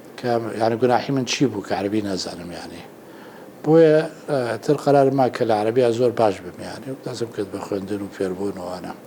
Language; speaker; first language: Central Kurdish; native; Central Kurdish